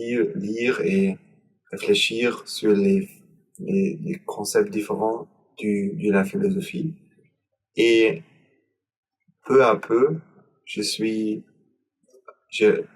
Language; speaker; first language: French; non-native, learner; German